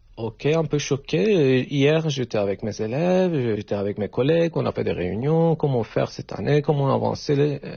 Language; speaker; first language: French; non-native, learner; Turkish